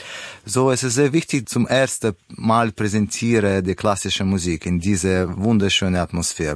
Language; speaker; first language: German; non-native, learner; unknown